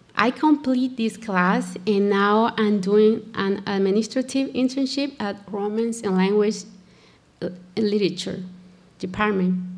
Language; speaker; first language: English; non-native, learner; Spanish